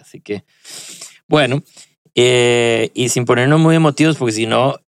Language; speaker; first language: Spanish; early bilingual, heritage; Spanish